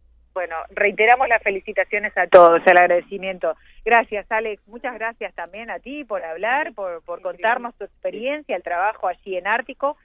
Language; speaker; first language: Spanish; native; Spanish